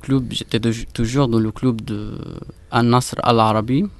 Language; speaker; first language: French; non-native, fluent; Arabic